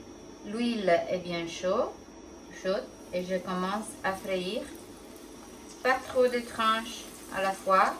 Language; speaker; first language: French; non-native, fluent; Italian